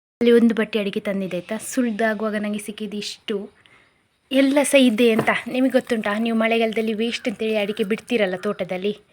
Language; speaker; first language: Kannada; non-native, local second language; Konkani